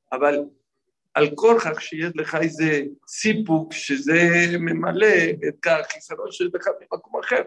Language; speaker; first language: Hebrew; non-native, fluent; Spanish